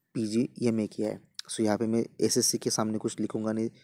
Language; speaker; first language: Hindi; non-native, local second language; Marathi